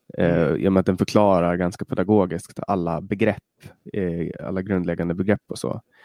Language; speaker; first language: Swedish; native; Swedish